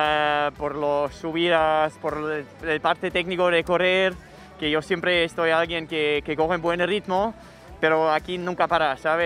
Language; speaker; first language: Spanish; non-native, fluent; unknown